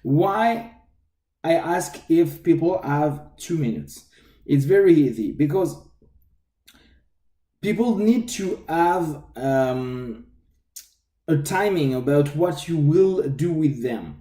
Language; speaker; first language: English; non-native, fluent; French